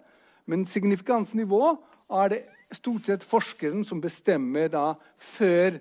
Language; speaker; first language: Norwegian; non-native, fluent; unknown